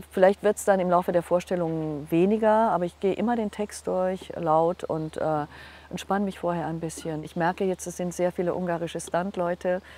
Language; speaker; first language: German; non-native, local second language; Hungarian